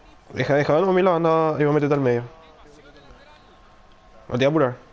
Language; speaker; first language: Spanish; native; Spanish